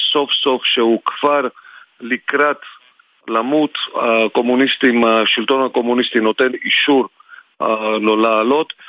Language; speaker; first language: Hebrew; non-native, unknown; Georgian